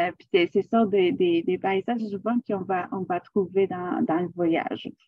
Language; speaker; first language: French; non-native, fluent; Spanish